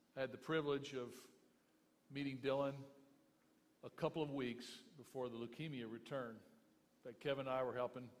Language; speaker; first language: English; native; English